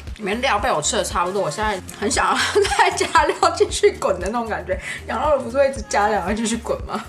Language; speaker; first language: Chinese; native; Chinese